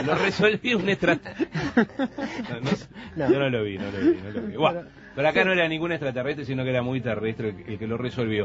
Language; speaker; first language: Spanish; native; Spanish